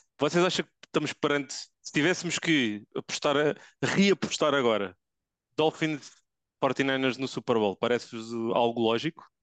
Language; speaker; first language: Portuguese; native; Portuguese